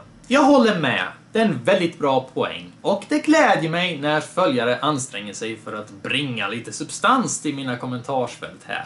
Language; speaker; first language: Swedish; early bilingual, other home language; Bosnian